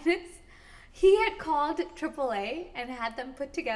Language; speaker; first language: English; native; English